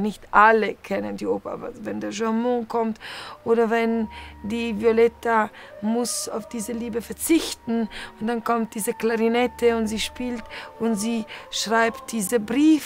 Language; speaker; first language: German; non-native, fluent; Bulgarian